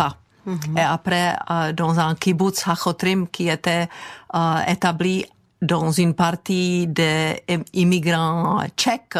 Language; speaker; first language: French; non-native, fluent; Czech